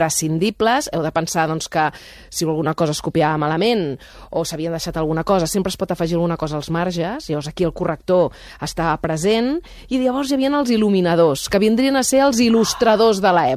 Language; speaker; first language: Catalan; native; Catalan